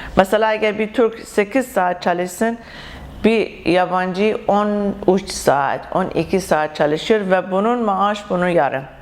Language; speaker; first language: Turkish; non-native, learner; Persian